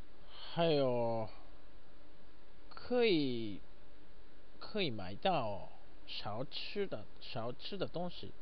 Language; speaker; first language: Chinese; non-native, learner; Japanese